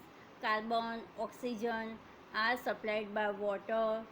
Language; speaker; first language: English; non-native, local second language; Hindi